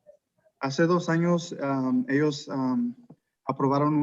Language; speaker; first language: Spanish; early bilingual, heritage; Spanish